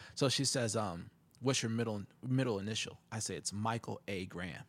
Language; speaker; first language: English; native; English